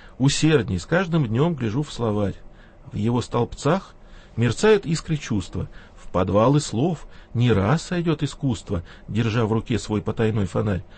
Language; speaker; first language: Russian; native; Russian